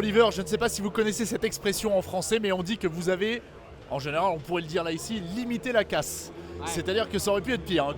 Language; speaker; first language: French; native; French